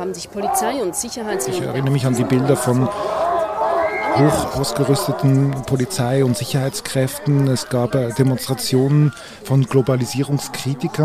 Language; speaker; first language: German; native; German